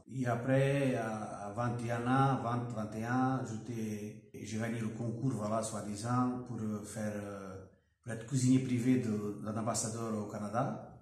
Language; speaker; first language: French; non-native, fluent; Portuguese